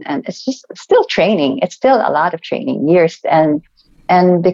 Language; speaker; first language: English; non-native, local second language; Cebuano